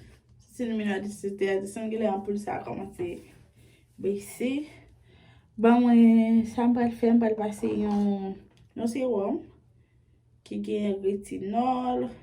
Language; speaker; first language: French; non-native, learner; Haitian Creole